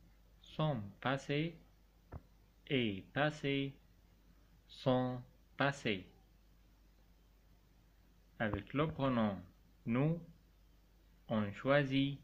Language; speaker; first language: French; non-native, fluent; Arabic